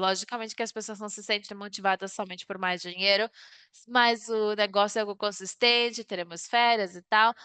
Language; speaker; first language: Portuguese; non-native, learner; Spanish